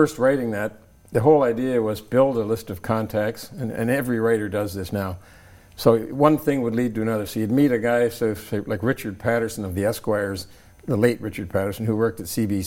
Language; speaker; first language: English; native; English